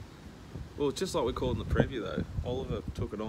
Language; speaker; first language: English; native; English